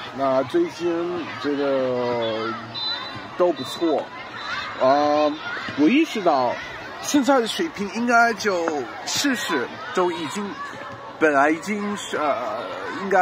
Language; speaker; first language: Chinese; non-native, fluent; English